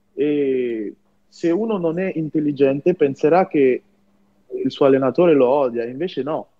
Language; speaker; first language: Italian; non-native, fluent; French